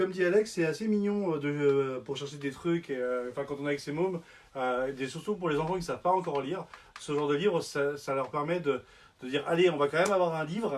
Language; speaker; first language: French; native; French